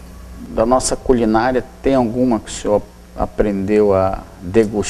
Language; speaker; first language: Portuguese; native; Portuguese